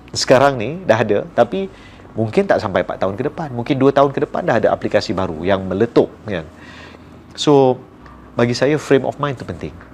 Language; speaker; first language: Malay; native; Malay